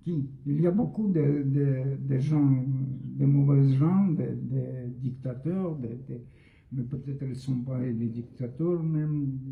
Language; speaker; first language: French; non-native, fluent; Russian